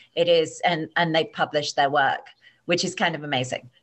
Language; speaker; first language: English; native; English